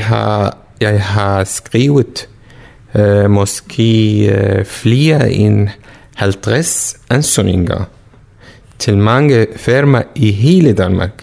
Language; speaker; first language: Danish; non-native, learner; Arabic